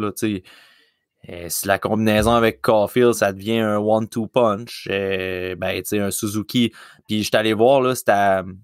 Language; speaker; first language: French; native; French